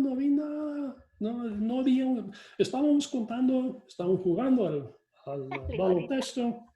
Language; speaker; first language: Spanish; non-native, fluent; English